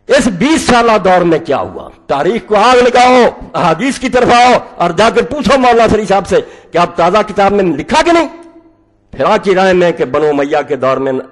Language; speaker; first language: Urdu; native; Urdu